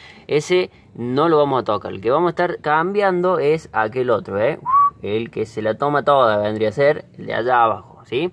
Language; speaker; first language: Spanish; native; Spanish